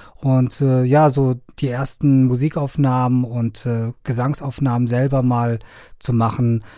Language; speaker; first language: German; non-native, fluent; Persian